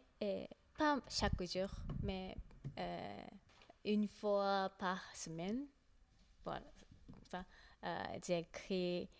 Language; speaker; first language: French; non-native, learner; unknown